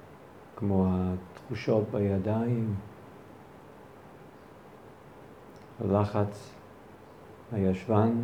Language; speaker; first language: Hebrew; non-native, fluent; English